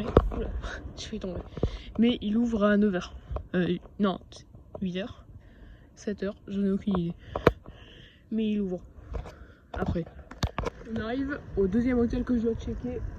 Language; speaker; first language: French; native; French